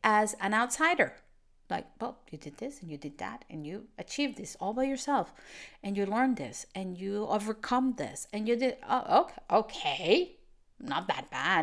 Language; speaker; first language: English; non-native, fluent; Spanish